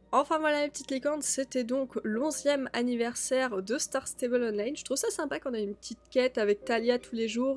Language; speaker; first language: French; native; French